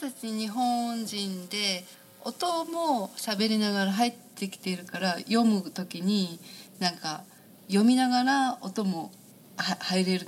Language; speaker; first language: Japanese; native; Japanese